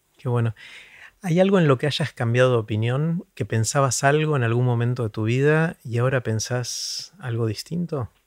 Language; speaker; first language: Spanish; native; Spanish